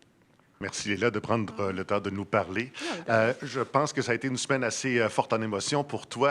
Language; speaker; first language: French; native; French